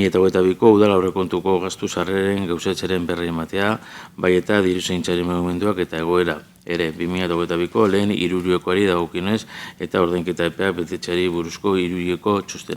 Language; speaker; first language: Basque; native; Basque